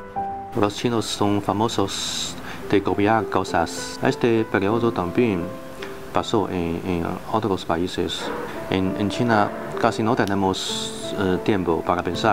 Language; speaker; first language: Spanish; non-native, learner; Chinese